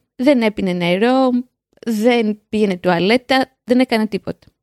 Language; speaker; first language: Greek; native; Greek